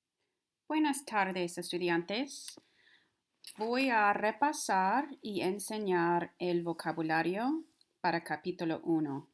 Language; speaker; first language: Spanish; non-native, fluent; English